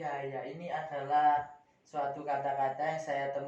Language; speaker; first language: Indonesian; native; Indonesian